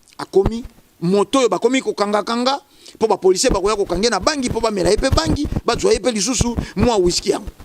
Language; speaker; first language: Lingala; native; Lingala